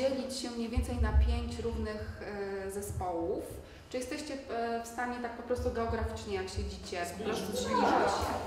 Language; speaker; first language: Polish; native; Polish